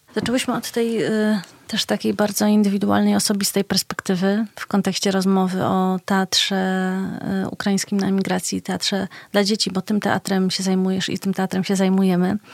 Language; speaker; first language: Polish; native; Polish